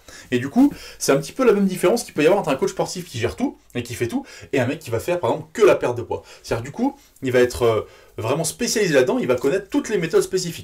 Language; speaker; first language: French; native; French